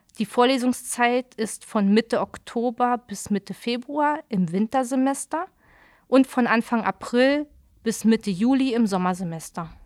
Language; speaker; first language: German; native; German